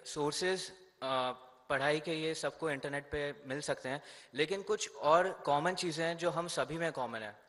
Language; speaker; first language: Hindi; native; Hindi